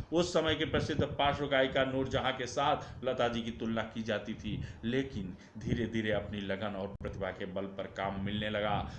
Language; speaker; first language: Hindi; native; Hindi